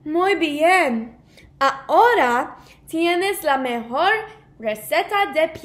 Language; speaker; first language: Spanish; non-native, learner; English